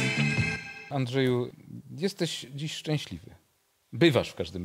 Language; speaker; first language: Polish; native; Polish